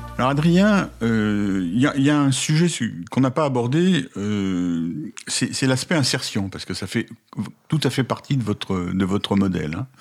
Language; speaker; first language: French; native; French